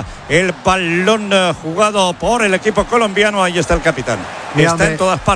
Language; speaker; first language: Spanish; native; Spanish